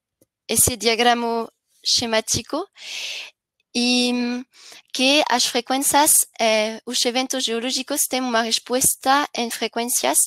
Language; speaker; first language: Spanish; non-native, learner; French